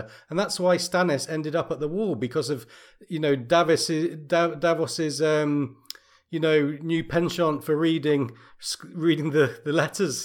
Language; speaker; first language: English; native; English